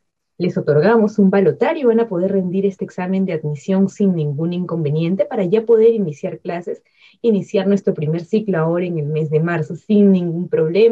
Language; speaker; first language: Spanish; native; Spanish